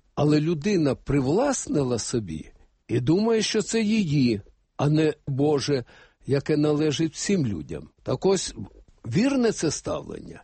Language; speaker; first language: Ukrainian; native; Ukrainian